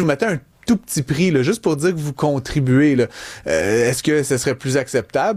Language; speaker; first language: French; native; French